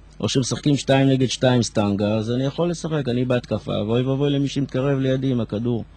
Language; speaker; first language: Hebrew; early bilingual, other home language; Arabic